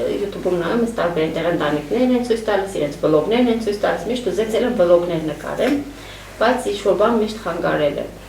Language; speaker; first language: Armenian; native; Armenian